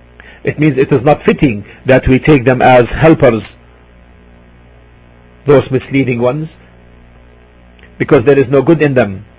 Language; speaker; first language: English; non-native, fluent; Arabic